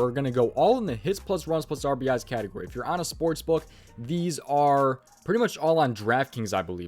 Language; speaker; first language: English; native; English